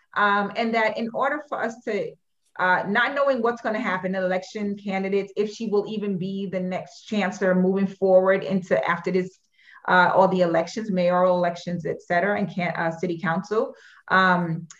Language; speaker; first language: English; native; English